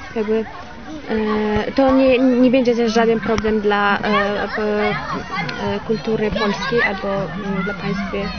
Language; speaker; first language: Polish; non-native, learner; Tajik